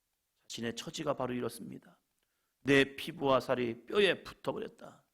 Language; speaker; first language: Korean; native; Korean